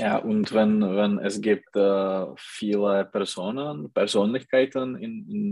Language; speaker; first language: German; non-native, learner; Czech